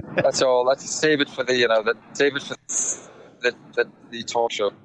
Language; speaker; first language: English; native; English